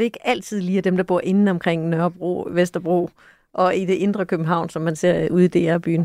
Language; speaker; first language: Danish; native; Danish